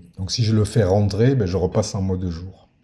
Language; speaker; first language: French; native; French